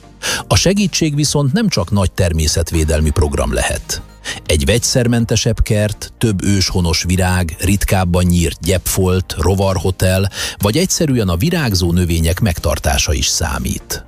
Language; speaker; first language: Hungarian; native; Hungarian